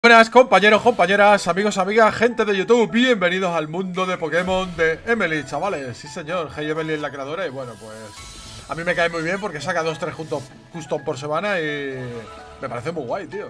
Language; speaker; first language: Spanish; native; Spanish